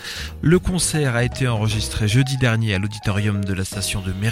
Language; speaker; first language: French; native; French